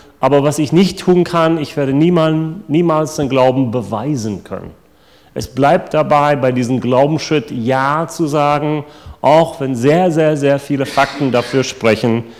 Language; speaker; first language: German; non-native, fluent; English